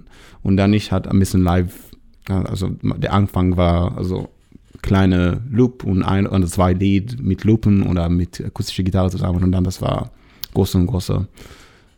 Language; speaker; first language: German; non-native, learner; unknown